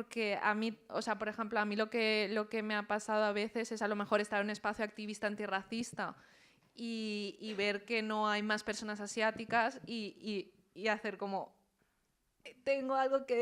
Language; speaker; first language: Spanish; early bilingual, other home language; Chinese